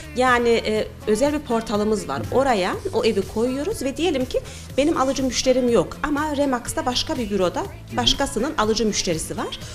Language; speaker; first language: Turkish; early bilingual, heritage; Turkish